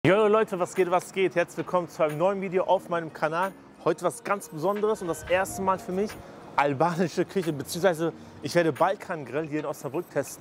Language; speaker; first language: German; native; German